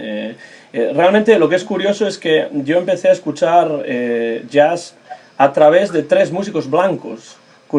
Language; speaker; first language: Spanish; native; Spanish